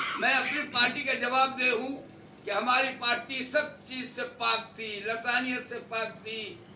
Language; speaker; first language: Urdu; native; Urdu